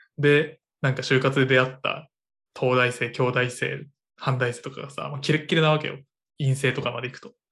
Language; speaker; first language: Japanese; native; Japanese